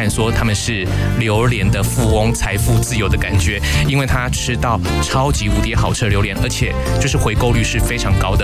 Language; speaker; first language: Chinese; native; Chinese